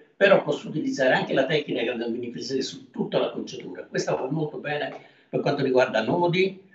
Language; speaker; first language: Italian; native; Italian